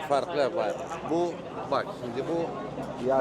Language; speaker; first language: Turkish; non-native, learner; Arabic